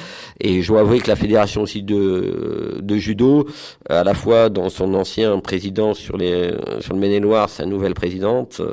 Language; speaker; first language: French; native; French